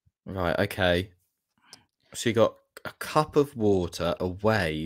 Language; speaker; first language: English; native; English